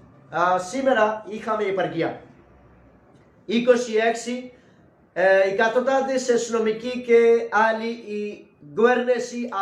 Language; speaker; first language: Greek; non-native, learner; Urdu